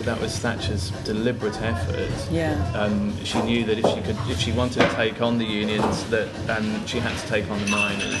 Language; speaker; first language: English; native; English